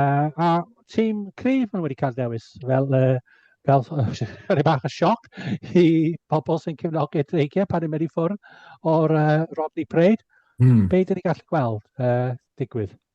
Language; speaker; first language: Welsh; native; Welsh